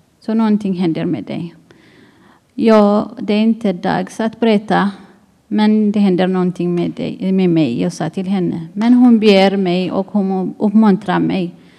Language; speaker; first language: Swedish; non-native, learner; Tigrinya